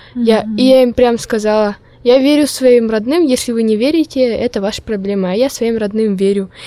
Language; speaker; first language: Russian; non-native, local second language; Udmurt